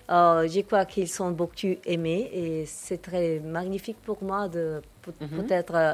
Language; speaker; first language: French; non-native, learner; Spanish